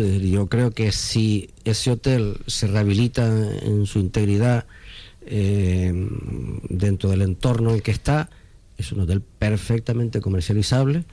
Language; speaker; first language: Spanish; native; Spanish